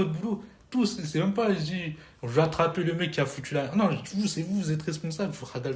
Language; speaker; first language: French; native; French